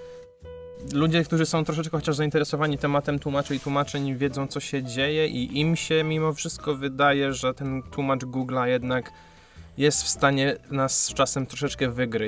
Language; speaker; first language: Polish; native; Polish